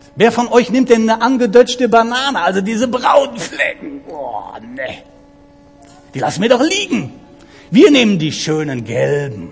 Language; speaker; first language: German; native; German